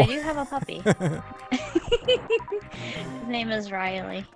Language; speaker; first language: English; native; English